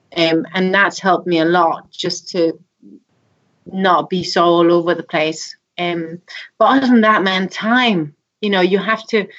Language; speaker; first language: English; non-native, fluent; Danish